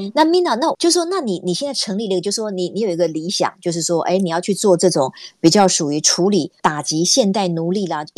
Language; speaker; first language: Chinese; native; Chinese